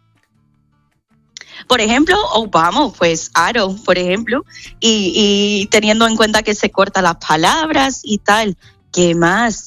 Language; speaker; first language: Spanish; non-native, fluent; English